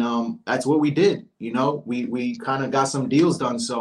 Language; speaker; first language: English; native; English